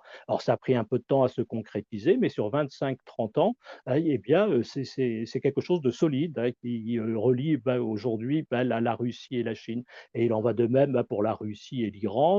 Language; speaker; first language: French; native; French